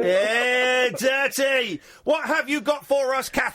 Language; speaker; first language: English; native; English